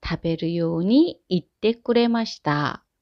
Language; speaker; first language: Japanese; non-native, fluent; Korean